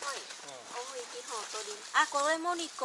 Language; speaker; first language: Japanese; non-native, learner; Vietnamese